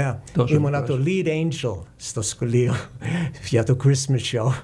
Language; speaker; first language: Greek; early bilingual, heritage; English